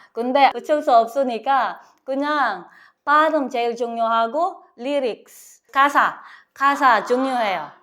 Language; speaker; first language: Korean; non-native, learner; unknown